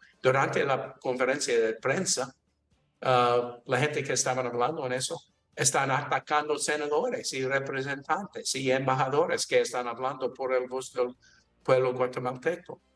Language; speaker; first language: Spanish; non-native, learner; English